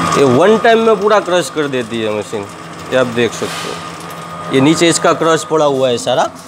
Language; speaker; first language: Hindi; non-native, local second language; Gujarati